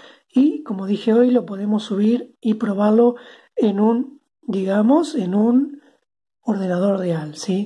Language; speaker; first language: Spanish; native; Spanish